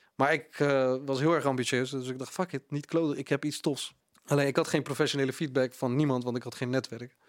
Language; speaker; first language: Dutch; early bilingual, other home language; Punjabi